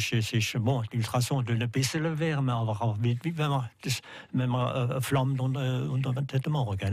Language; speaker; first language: German; non-native, learner; French